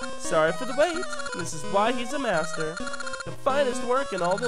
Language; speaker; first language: English; native; English